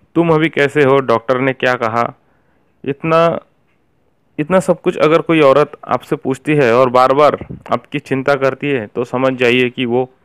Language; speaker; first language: Hindi; native; Hindi